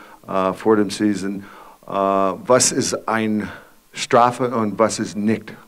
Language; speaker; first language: German; non-native, fluent; English